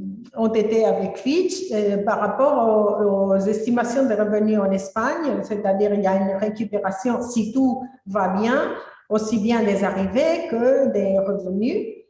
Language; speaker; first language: French; non-native, fluent; Spanish